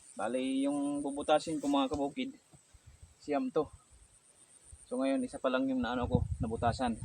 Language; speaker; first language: Filipino; non-native, local second language; Waray